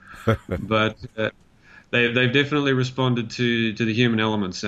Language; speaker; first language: English; native; English